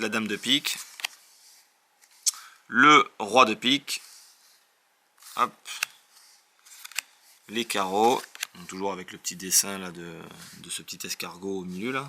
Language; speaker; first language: French; native; French